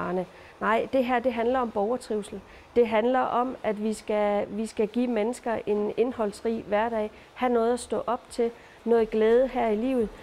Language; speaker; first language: Danish; native; Danish